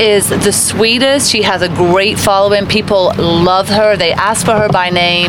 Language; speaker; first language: English; native; English